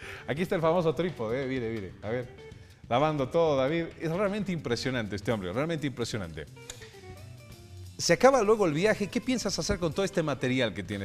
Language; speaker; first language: Spanish; native; Spanish